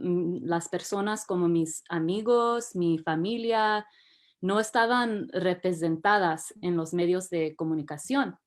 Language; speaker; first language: Spanish; early bilingual, heritage; English